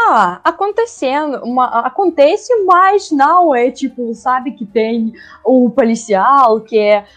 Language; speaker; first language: Portuguese; non-native, learner; Russian